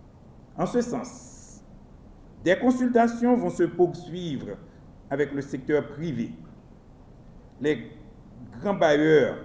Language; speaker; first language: French; non-native, local second language; Haitian Creole